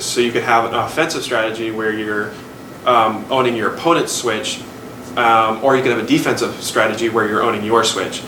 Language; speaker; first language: English; native; English